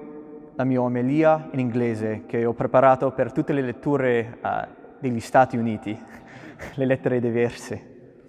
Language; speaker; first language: Italian; non-native, fluent; English